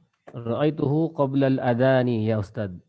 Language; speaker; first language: Arabic; non-native, learner; Filipino